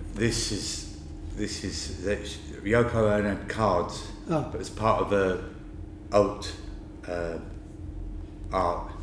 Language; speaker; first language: English; native; English